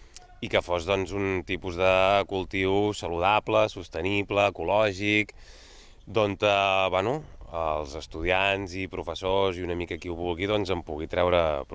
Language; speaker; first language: Catalan; native; Catalan